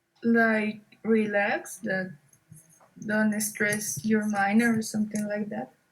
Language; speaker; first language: English; non-native, learner; Spanish